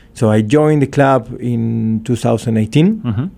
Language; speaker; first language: English; non-native, fluent; Spanish